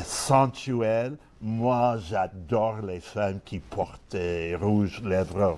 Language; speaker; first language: French; non-native, learner; English